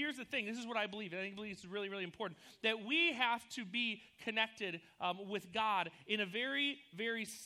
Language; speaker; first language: English; native; English